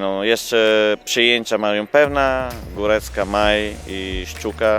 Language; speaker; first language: Polish; non-native, fluent; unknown